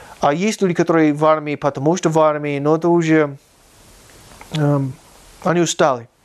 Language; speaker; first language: Russian; non-native, learner; English